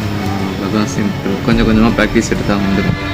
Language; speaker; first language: Tamil; native; Tamil